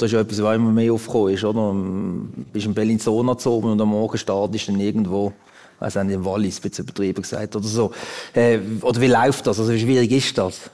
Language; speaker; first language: German; native; German